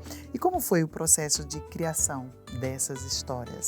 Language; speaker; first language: Portuguese; native; Portuguese